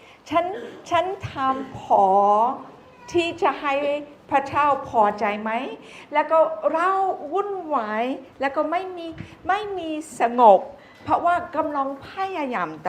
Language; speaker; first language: Thai; non-native, fluent; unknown